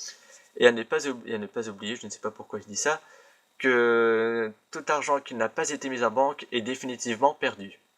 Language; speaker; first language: French; native; French